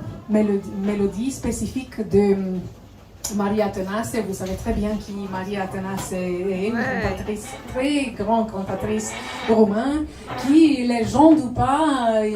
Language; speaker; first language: French; non-native, fluent; Romanian